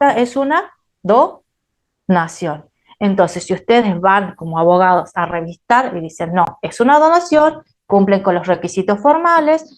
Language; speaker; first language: Spanish; native; Spanish